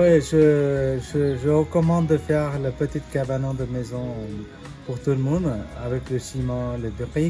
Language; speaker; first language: French; non-native, fluent; Nepali